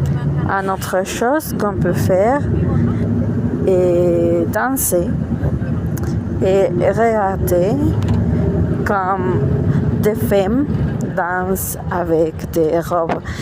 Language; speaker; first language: French; non-native, learner; Spanish